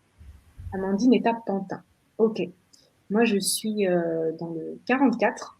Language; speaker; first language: French; native; French